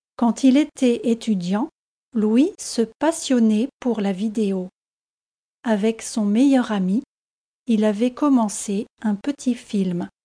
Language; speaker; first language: French; native; French